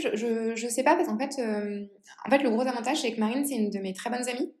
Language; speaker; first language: French; native; French